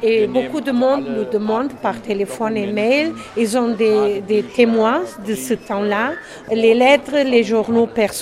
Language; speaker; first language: French; non-native, learner; German